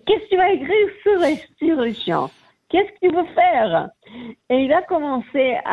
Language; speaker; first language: French; non-native, fluent; Portuguese